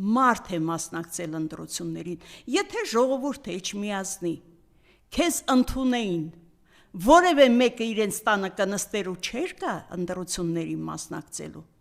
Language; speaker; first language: Armenian; native; Armenian